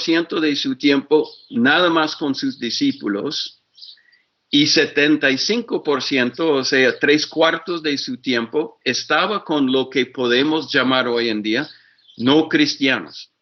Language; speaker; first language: Spanish; non-native, fluent; English